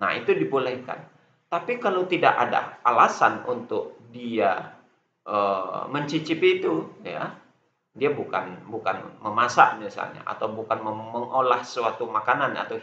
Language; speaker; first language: Indonesian; native; Indonesian